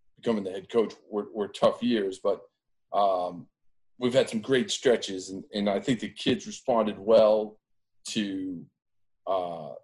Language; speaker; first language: English; native; English